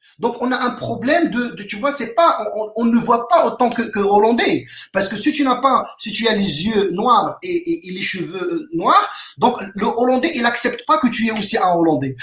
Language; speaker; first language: French; non-native, local second language; Arabic